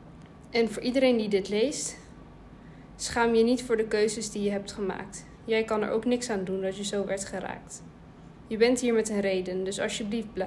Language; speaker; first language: Dutch; native; Dutch